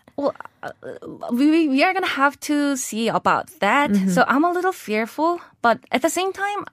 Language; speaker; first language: English; non-native, fluent; Korean